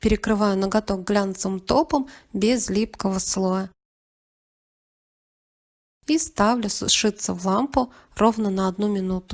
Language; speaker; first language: Russian; native; Russian